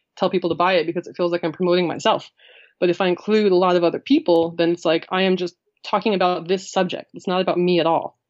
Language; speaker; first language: English; native; English